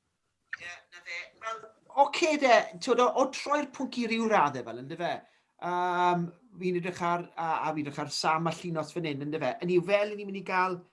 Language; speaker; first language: Welsh; native; Welsh